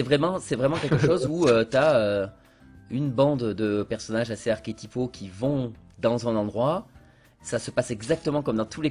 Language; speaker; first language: French; native; French